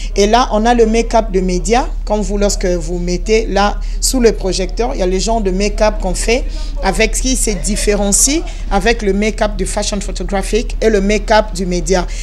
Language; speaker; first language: French; non-native, local second language; Lingala